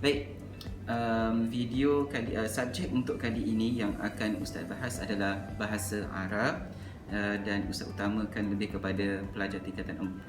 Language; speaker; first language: Malay; native; Malay